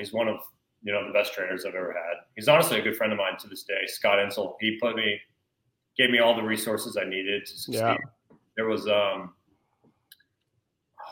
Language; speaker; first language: English; native; English